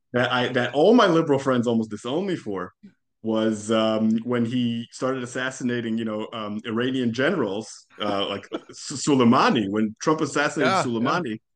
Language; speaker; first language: English; non-native, fluent; Hebrew